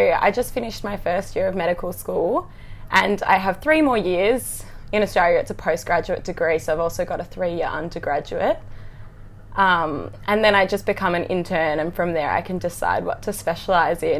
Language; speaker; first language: English; native; English